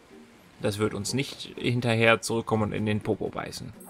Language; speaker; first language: German; native; German